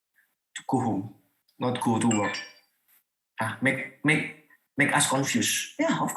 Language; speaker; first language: English; non-native, learner; Indonesian